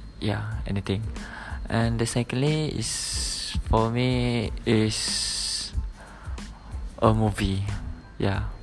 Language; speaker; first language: English; non-native, learner; Malay